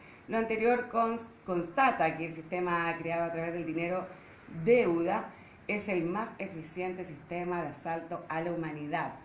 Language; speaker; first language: Spanish; native; Spanish